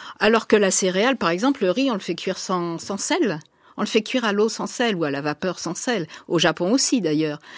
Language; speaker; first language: French; native; French